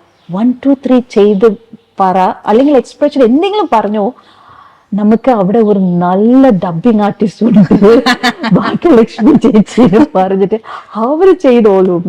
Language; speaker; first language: Malayalam; non-native, fluent; Tamil